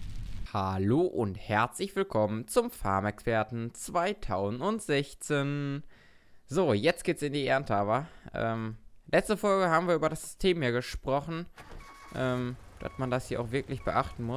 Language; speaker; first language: German; native; German